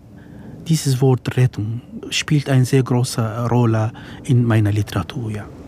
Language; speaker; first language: German; non-native, fluent; Kurdish